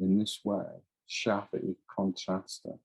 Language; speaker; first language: German; non-native, fluent; English